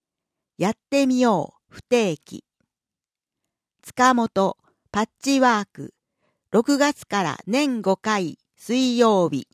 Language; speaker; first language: Japanese; native; Japanese